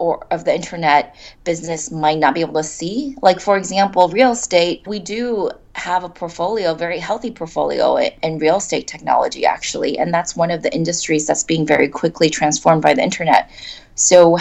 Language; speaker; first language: English; native; English